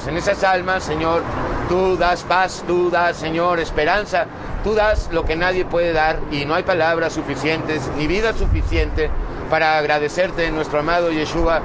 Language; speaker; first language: Spanish; native; Spanish